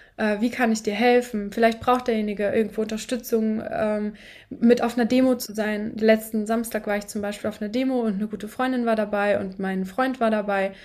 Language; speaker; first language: German; native; German